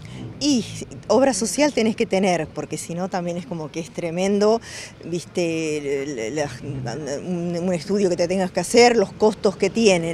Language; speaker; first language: Spanish; native; Spanish